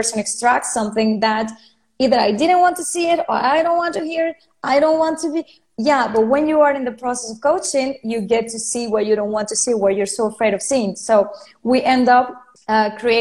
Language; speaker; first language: English; non-native, fluent; Spanish